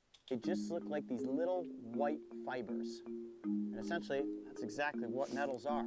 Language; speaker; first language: English; native; English